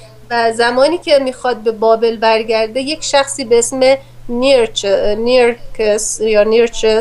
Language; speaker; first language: Persian; native; Persian